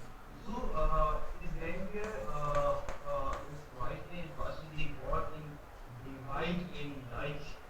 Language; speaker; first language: German; non-native, learner; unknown